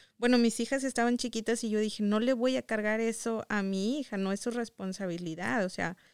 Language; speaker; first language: Spanish; native; Spanish